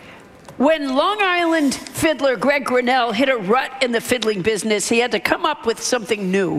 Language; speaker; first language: English; native; English